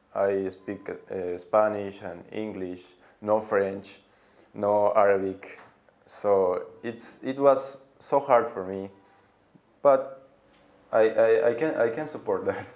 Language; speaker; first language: English; non-native, learner; Spanish